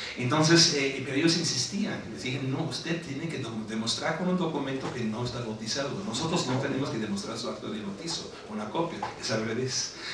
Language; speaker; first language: Spanish; non-native, fluent; German